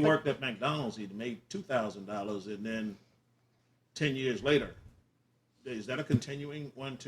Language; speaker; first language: English; native; English